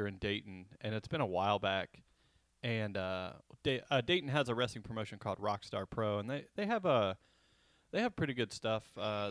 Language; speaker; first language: English; native; English